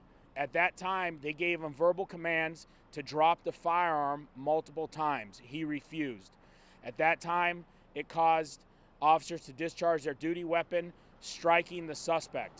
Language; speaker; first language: English; native; English